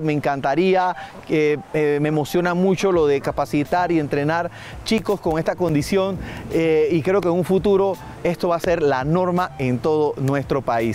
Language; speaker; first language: Spanish; native; Spanish